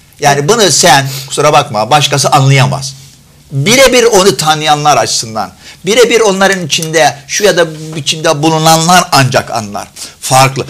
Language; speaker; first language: Turkish; non-native, fluent; Arabic